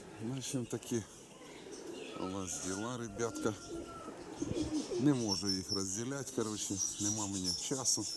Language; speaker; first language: Ukrainian; non-native, local second language; Russian